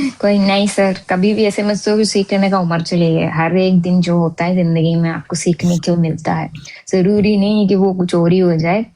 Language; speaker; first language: Hindi; non-native, fluent; Nepali